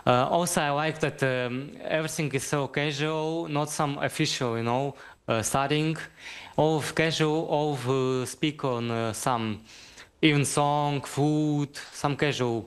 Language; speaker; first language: English; non-native, learner; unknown